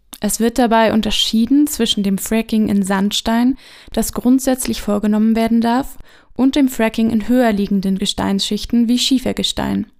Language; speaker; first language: German; native; German